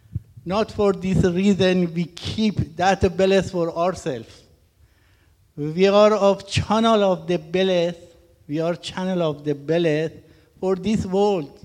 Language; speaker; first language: English; non-native, learner; Persian